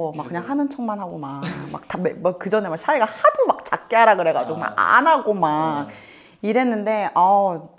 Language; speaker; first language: Korean; native; Korean